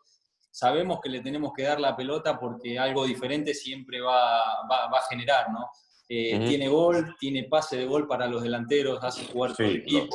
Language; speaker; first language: Spanish; native; Spanish